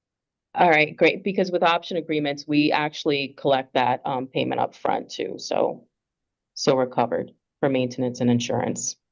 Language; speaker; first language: English; native; English